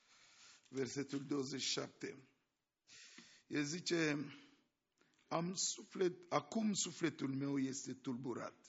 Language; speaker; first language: Romanian; non-native, fluent; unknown